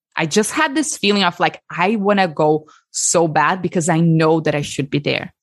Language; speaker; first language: English; non-native, fluent; Portuguese